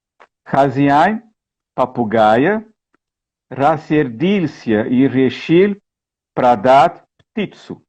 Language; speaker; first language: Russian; non-native, learner; Portuguese